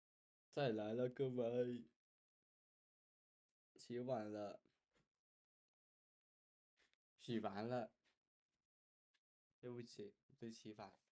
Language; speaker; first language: Chinese; non-native, learner; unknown